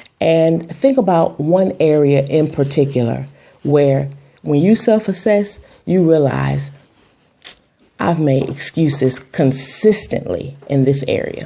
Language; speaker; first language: English; native; English